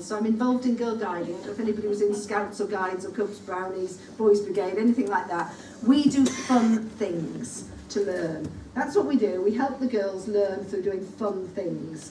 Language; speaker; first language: English; native; English